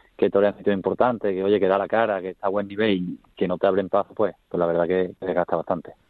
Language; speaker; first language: Spanish; native; Spanish